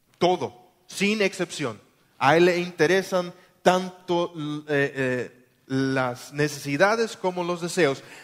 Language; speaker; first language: Spanish; non-native, local second language; German